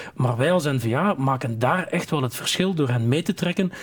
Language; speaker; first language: Dutch; native; Dutch